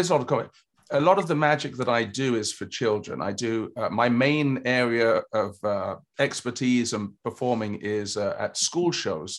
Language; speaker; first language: English; native; English